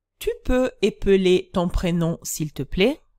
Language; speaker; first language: French; non-native, fluent; Italian